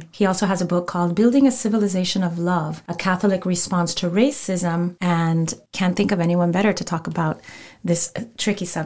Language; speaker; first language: English; non-native, fluent; Spanish